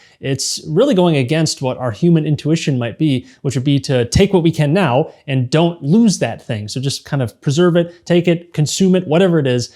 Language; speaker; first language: English; native; English